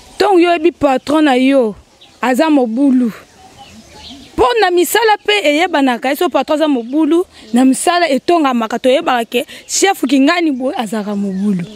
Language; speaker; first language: Lingala; native; Lingala